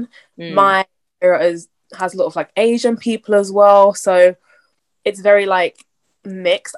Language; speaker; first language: English; native; English